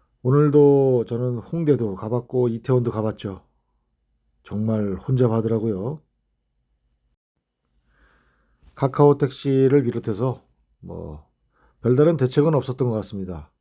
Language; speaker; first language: Korean; native; Korean